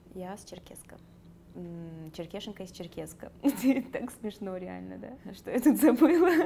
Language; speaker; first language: Russian; non-native, local second language; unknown